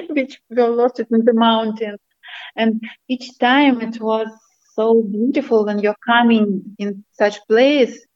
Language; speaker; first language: English; non-native, fluent; Armenian